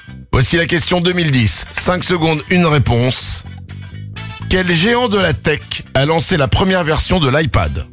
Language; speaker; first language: French; native; French